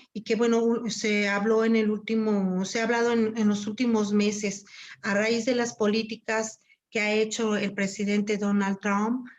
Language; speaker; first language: Spanish; native; Spanish